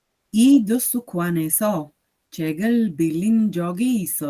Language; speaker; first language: Korean; non-native, learner; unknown